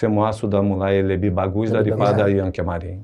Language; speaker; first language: Indonesian; non-native, fluent; Portuguese